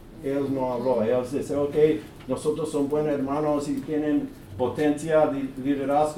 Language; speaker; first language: Spanish; early bilingual, heritage; English